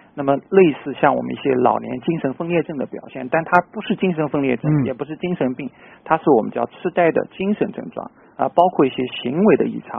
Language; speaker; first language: Chinese; native; Chinese